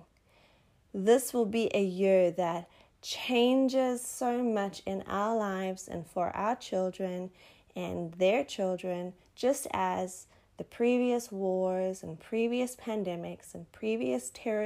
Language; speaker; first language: English; native; English